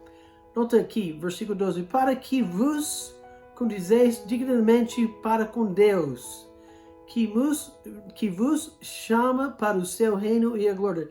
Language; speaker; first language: Portuguese; non-native, fluent; English